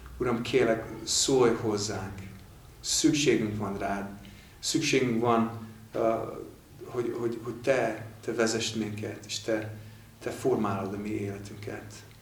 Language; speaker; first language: Hungarian; non-native, fluent; English